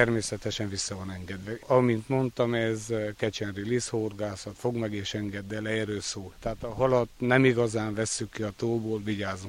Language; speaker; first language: Hungarian; native; Hungarian